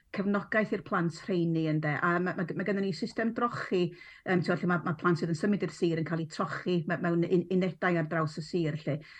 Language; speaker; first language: Welsh; non-native, local second language; English